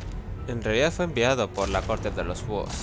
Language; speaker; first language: Spanish; native; Spanish